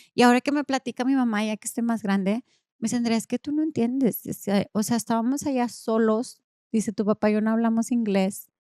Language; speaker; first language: Spanish; early bilingual, other home language; English